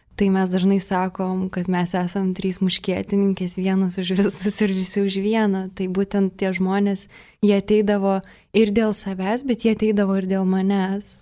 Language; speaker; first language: Lithuanian; early bilingual, heritage; Russian